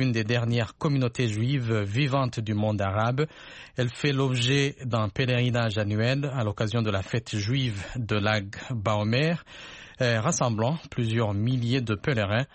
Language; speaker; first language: French; non-native, local second language; Rundi